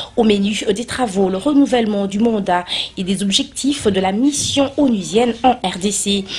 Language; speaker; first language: French; non-native, local second language; Lingala